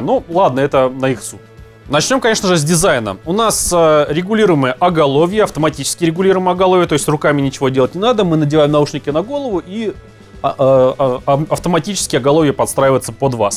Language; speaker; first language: Russian; native; Russian